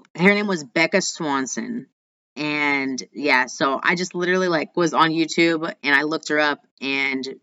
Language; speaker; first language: English; native; English